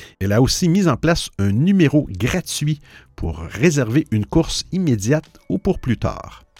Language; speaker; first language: French; native; French